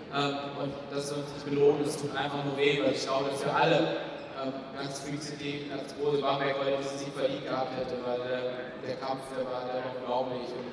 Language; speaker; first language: German; native; German